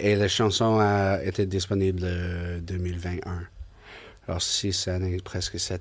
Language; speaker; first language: French; non-native, local second language; English